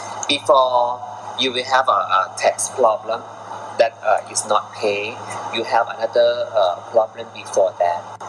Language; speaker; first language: English; non-native, learner; Thai